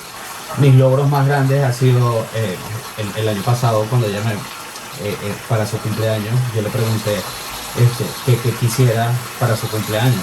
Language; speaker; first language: Spanish; native; Spanish